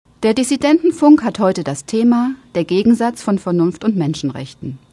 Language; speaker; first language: German; native; German